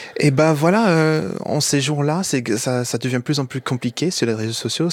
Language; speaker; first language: French; non-native, fluent; English